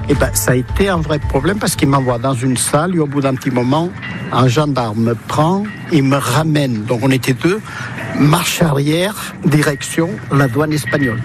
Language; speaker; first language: French; early bilingual, other home language; Portuguese